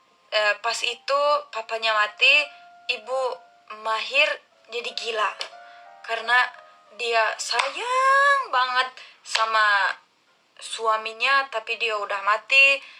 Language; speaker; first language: Indonesian; non-native, learner; Turkish